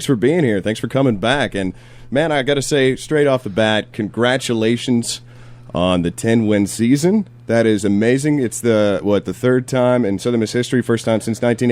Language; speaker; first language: English; native; English